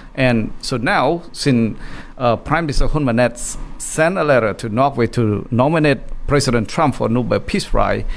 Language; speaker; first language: English; non-native, fluent; Khmer